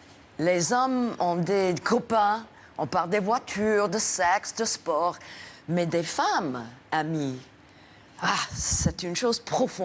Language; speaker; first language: French; non-native, fluent; English